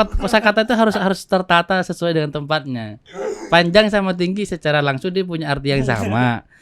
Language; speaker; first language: Indonesian; non-native, local second language; Madurese